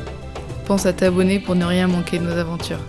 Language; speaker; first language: French; native; French